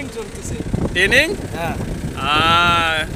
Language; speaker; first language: Hindi; non-native, learner; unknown